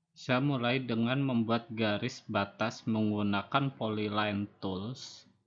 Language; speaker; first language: Indonesian; native; Indonesian